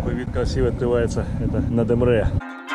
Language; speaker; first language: Russian; native; Russian